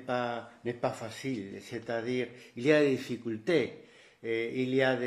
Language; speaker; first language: French; non-native, fluent; Spanish